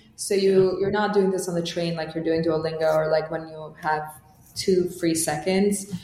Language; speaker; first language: English; non-native, fluent; Albanian